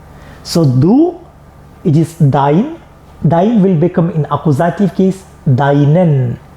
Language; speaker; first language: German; non-native, fluent; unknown